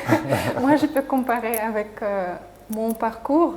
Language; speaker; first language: French; non-native, fluent; Russian